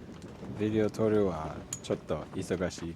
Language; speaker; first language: Japanese; non-native, learner; English